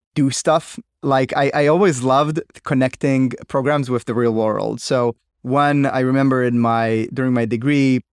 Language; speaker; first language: English; non-native, fluent; Hebrew